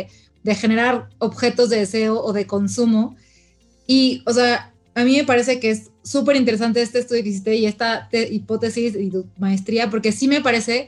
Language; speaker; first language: Spanish; native; Spanish